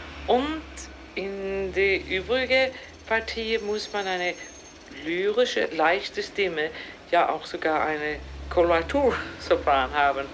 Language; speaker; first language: German; non-native, fluent; Swedish